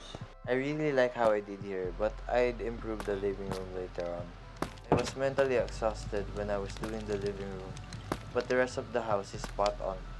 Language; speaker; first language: English; non-native, local second language; Filipino